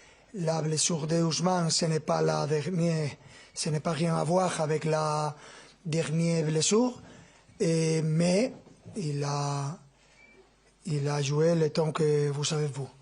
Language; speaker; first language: French; non-native, fluent; Spanish